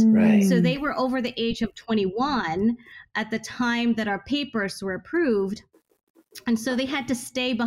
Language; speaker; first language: English; non-native, local second language; Hiligaynon